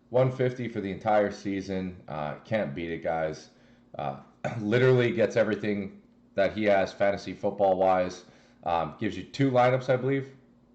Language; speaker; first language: English; native; English